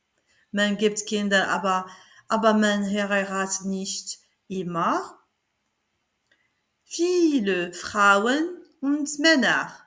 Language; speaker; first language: German; non-native, learner; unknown